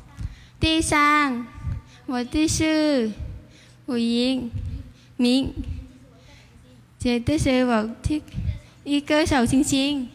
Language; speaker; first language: Chinese; non-native, learner; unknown